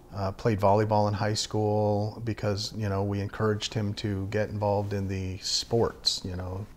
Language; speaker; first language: English; native; English